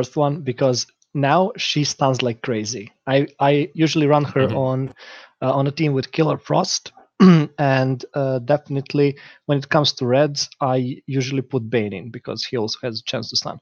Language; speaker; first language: English; non-native, fluent; Serbian